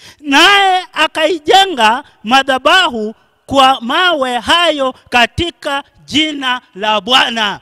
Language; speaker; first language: Swahili; non-native, local second language; Luo (Kenya and Tanzania)